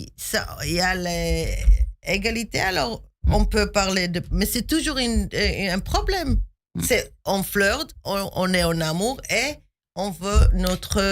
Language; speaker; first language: French; non-native, fluent; Hebrew